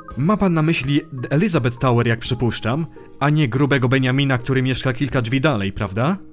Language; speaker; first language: Polish; early bilingual, heritage; Polish